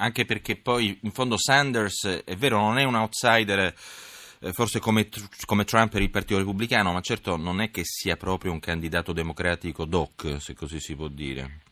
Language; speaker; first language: Italian; native; Italian